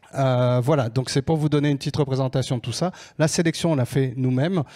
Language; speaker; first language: French; native; French